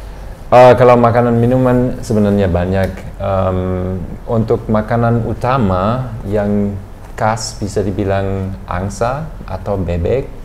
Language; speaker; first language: Indonesian; non-native, fluent; German